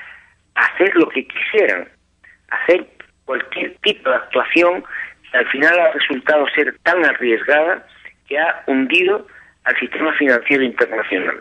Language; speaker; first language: Spanish; native; Spanish